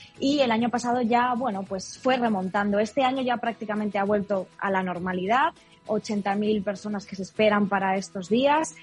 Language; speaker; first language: Spanish; native; Spanish